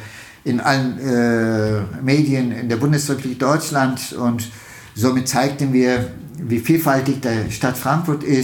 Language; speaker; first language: German; non-native, fluent; Turkish